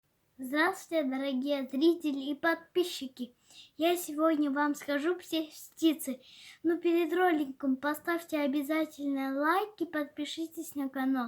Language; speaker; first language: Russian; native; Russian